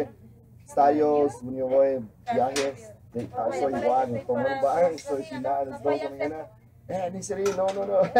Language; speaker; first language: Spanish; early bilingual, heritage; English